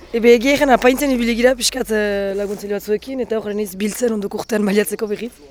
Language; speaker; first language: Basque; native; Basque